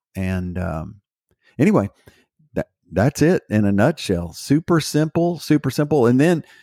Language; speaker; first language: English; native; English